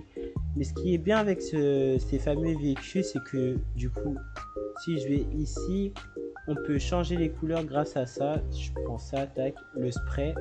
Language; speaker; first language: French; native; French